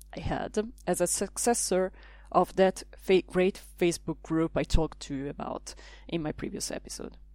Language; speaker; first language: English; non-native, fluent; Italian